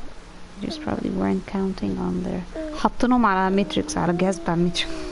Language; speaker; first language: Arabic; native; Arabic